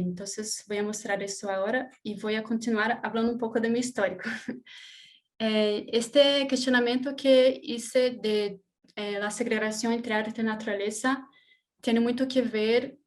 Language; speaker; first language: Spanish; non-native, learner; Portuguese